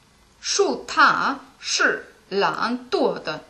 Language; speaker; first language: Chinese; non-native, learner; German